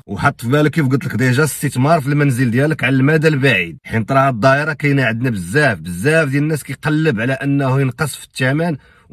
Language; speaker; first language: Arabic; native; Arabic